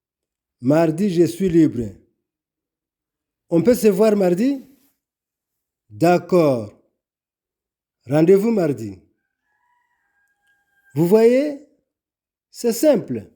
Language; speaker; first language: French; non-native, local second language; Kinyarwanda